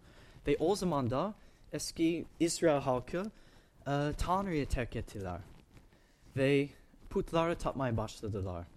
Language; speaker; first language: Turkish; non-native, fluent; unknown